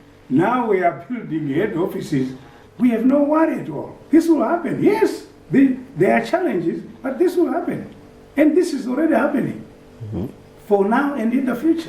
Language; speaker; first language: English; non-native, local second language; Shona